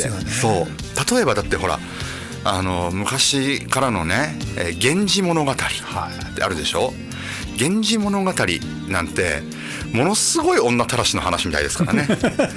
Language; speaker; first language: Japanese; native; Japanese